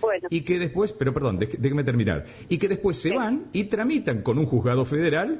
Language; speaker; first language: Spanish; native; Spanish